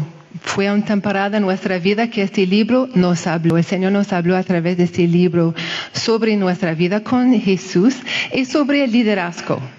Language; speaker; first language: Spanish; non-native, fluent; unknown